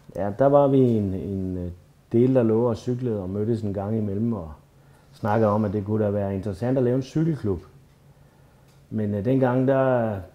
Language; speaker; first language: Danish; native; Danish